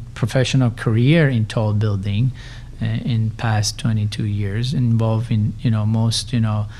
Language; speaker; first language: English; non-native, fluent; Persian